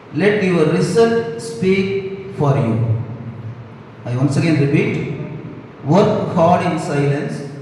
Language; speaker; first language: English; non-native, local second language; Tamil